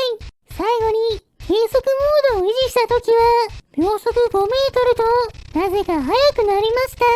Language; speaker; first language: Japanese; native; Japanese